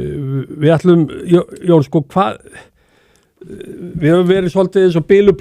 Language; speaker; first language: Icelandic; native; Icelandic